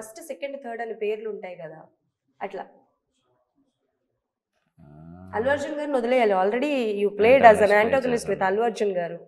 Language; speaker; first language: Telugu; native; Telugu